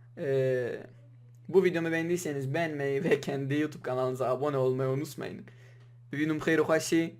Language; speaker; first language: Turkish; non-native, local second language; Kurdish